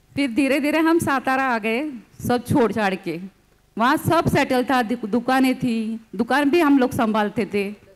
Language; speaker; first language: Hindi; non-native, local second language; Gujarati